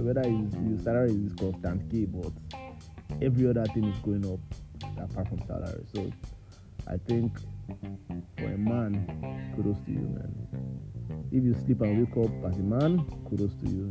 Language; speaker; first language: English; non-native, local second language; Yoruba